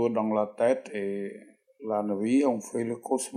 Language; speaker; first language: French; non-native, fluent; Khmer